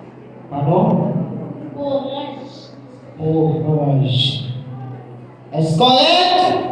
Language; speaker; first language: French; non-native, local second language; Haitian Creole